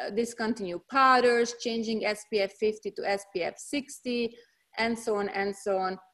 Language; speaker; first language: English; non-native, fluent; Hungarian